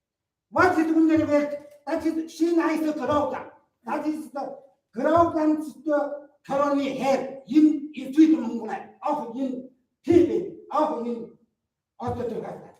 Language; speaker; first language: German; non-native, learner; Mongolian